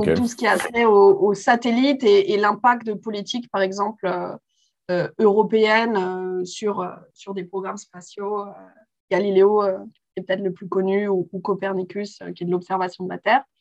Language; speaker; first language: French; native; French